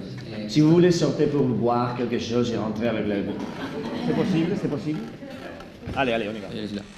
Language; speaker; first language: French; non-native, learner; Spanish